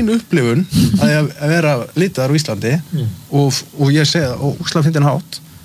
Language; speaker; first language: Icelandic; native; Icelandic